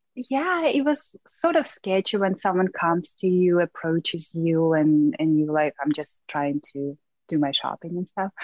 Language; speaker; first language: English; non-native, fluent; Russian